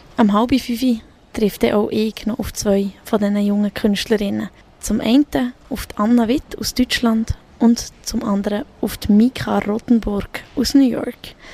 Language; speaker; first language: German; native; German